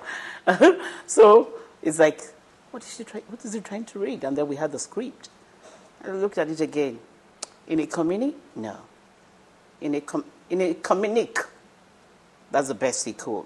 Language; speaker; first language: English; non-native, local second language; Yoruba